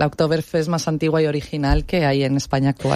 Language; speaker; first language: Spanish; native; Spanish